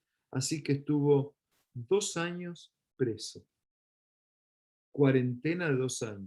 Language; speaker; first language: Spanish; native; Spanish